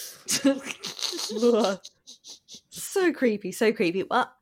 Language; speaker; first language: English; non-native, fluent; German